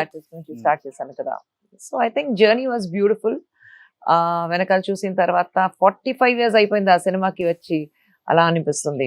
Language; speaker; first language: Telugu; non-native, fluent; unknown